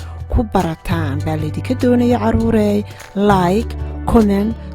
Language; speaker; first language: Somali; native; Somali